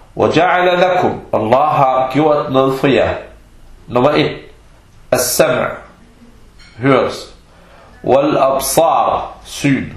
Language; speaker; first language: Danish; non-native, fluent; Arabic